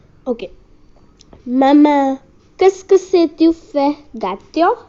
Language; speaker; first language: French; non-native, learner; Hindi